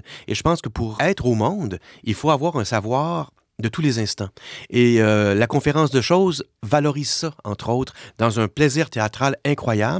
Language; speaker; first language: French; native; French